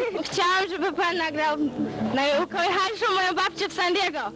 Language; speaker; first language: Polish; early bilingual, heritage; Polish